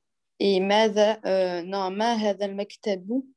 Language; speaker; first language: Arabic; non-native, learner; French